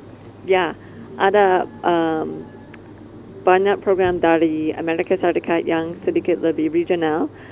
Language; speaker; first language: Indonesian; non-native, learner; English